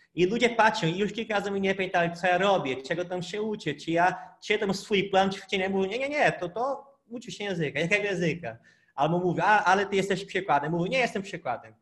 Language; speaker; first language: Polish; non-native, fluent; Portuguese